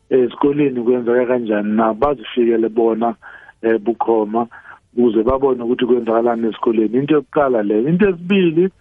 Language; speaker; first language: Zulu; non-native, local second language; South Ndebele